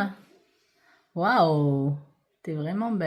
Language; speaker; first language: French; non-native, learner; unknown